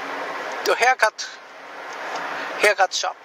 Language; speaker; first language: English; non-native, learner; Japanese